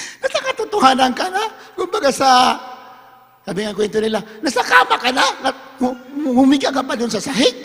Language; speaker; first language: Filipino; non-native, local second language; Hiligaynon